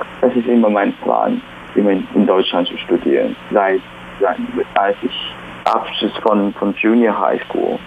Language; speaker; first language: German; non-native, fluent; Chinese